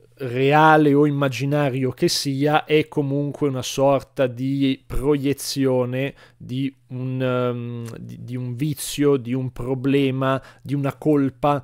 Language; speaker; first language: Italian; native; Italian